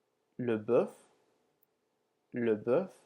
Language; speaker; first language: French; non-native, fluent; English